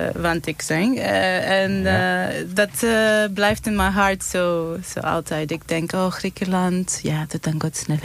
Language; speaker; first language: Dutch; non-native, learner; Greek